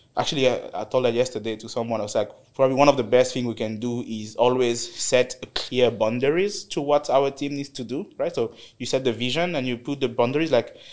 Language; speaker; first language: English; non-native, fluent; French